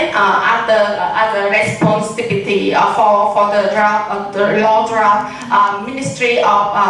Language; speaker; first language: English; non-native, learner; Vietnamese